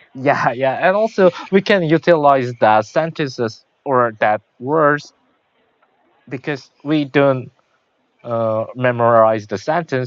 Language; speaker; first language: English; non-native, learner; Korean